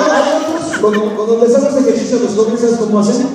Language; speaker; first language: Spanish; native; Spanish